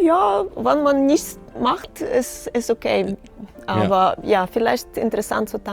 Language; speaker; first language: German; non-native, learner; Russian